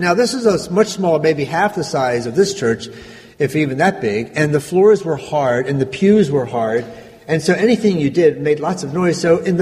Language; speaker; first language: English; native; English